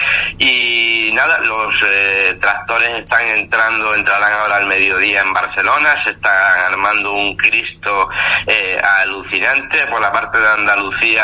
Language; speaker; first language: Spanish; native; Spanish